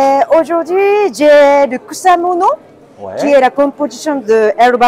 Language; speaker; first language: French; non-native, learner; Japanese